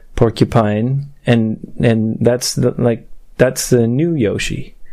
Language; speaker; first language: English; native; English